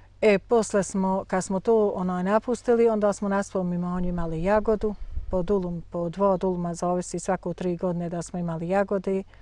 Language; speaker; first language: Croatian; native; Croatian